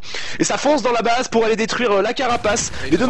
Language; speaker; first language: French; native; French